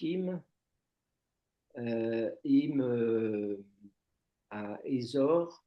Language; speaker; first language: Hebrew; non-native, learner; French